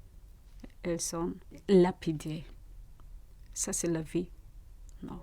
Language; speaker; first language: French; non-native, learner; Persian